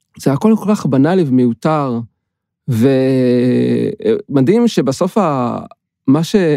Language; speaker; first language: Hebrew; native; Hebrew